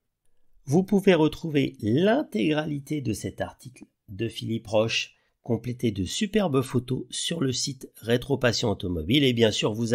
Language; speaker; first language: French; native; French